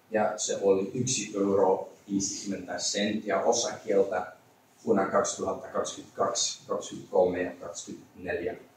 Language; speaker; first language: Finnish; non-native, learner; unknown